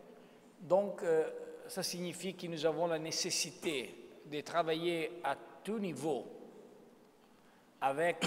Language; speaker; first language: French; non-native, fluent; Italian